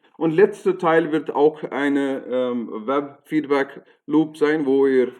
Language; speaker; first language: German; non-native, fluent; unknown